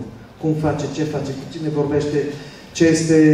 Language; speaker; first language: Romanian; early bilingual, other home language; Hebrew